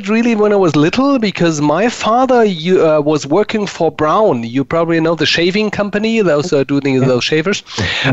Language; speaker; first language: English; non-native, fluent; German